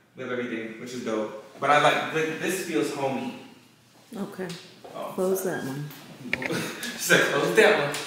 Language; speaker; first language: English; native; English